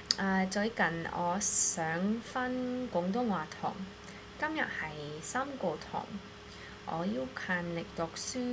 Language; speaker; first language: Cantonese; non-native, learner; English